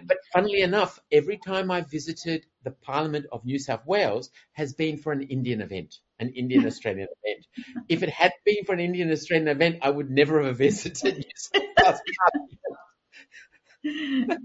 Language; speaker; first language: English; native; English